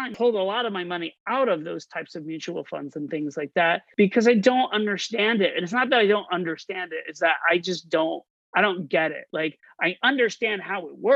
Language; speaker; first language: English; native; English